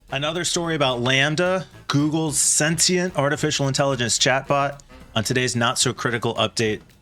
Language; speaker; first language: English; native; English